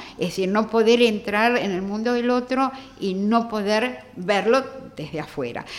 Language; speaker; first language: Spanish; native; Spanish